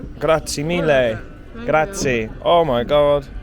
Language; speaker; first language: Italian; non-native, learner; English